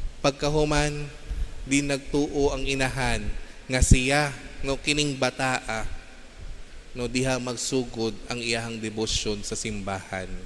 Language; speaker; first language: Cebuano; non-native, local second language; Filipino